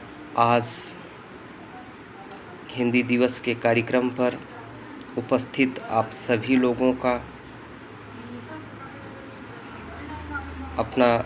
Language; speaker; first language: Hindi; native; Hindi